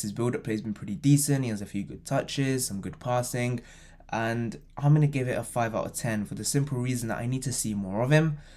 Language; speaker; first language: English; native; English